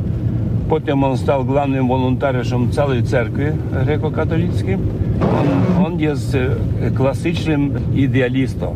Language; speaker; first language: Polish; non-native, learner; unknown